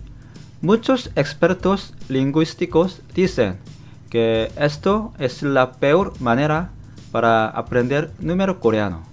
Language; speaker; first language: Spanish; non-native, fluent; Korean